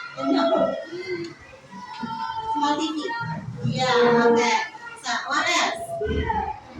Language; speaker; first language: English; non-native, learner; Indonesian